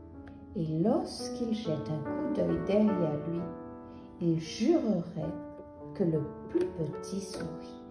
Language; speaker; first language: French; native; French